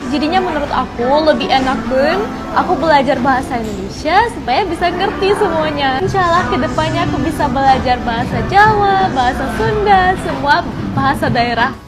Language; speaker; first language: Indonesian; non-native, fluent; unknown